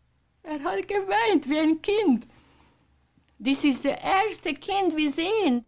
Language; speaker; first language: German; non-native, learner; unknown